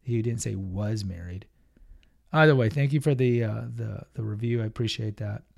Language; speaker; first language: English; early bilingual, other home language; Spanish